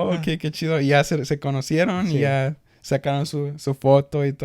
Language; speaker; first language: Spanish; early bilingual, heritage; Spanish